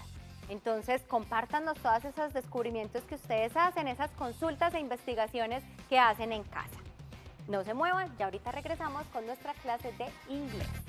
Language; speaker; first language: Spanish; native; Spanish